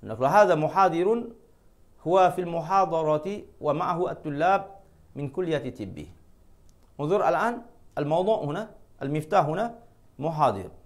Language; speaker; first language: Arabic; non-native, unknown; Malay